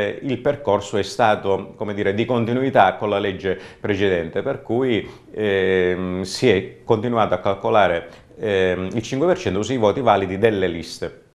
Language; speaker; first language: Italian; native; Italian